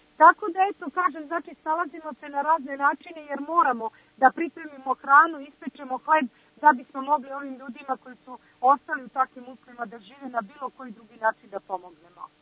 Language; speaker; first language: Serbian; native; Serbian